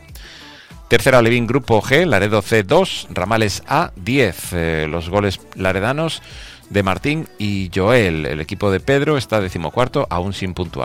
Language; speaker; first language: Spanish; native; Spanish